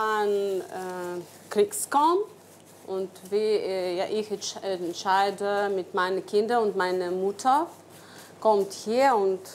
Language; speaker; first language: German; non-native, learner; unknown